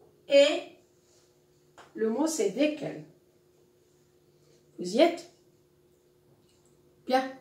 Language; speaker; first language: French; non-native, local second language; Arabic